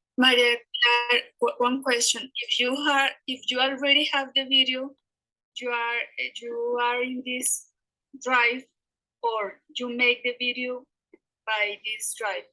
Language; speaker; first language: English; non-native, learner; Spanish